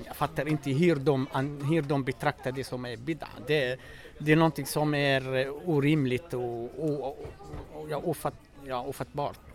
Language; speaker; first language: Swedish; non-native, fluent; Arabic